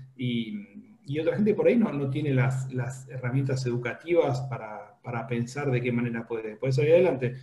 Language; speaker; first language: Spanish; native; Spanish